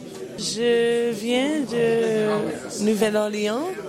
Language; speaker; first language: French; non-native, learner; English